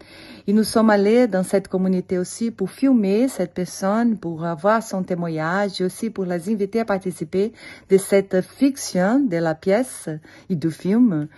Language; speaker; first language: French; non-native, fluent; Portuguese